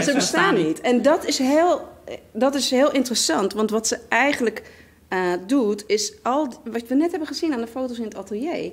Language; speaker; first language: Dutch; native; Dutch